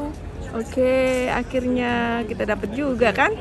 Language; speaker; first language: Indonesian; native; Indonesian